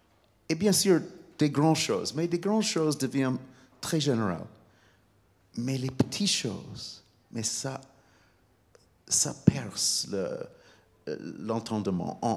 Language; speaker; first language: French; non-native, fluent; English